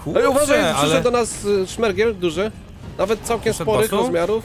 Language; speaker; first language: Polish; native; Polish